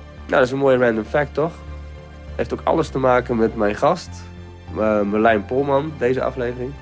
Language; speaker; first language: Dutch; early bilingual, other home language; Bulgarian